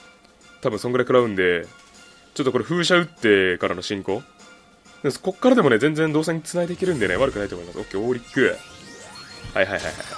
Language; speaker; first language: Japanese; native; Japanese